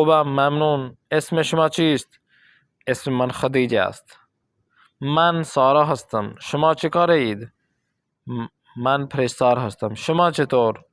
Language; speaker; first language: Persian; non-native, fluent; Urdu